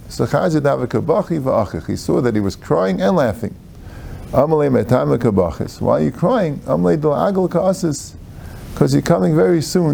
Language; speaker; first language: English; native; English